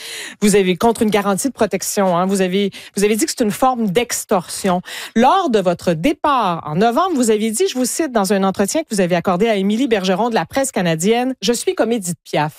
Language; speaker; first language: French; native; French